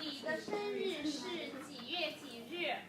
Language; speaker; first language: Chinese; non-native, learner; English